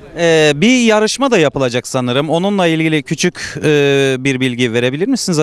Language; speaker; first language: Turkish; native; Turkish